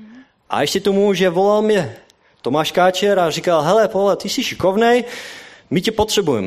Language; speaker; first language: Czech; non-native, learner; Dutch